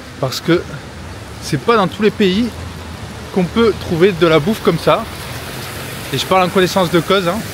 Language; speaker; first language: French; native; French